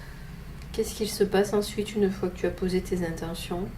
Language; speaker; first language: French; native; French